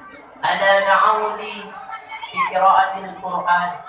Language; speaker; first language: Arabic; non-native, learner; Achinese